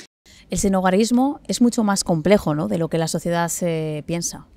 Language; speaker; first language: Spanish; native; Spanish